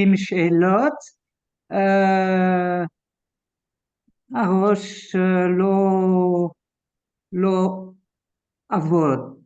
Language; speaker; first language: Hebrew; non-native, learner; French